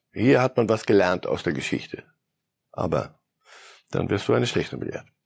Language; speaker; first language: German; early bilingual, other home language; Polish